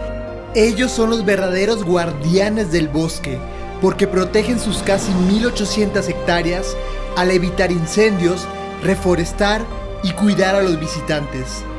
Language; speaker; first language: Spanish; native; Spanish